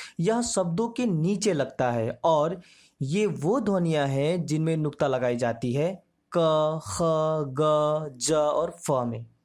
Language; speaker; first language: Hindi; native; Hindi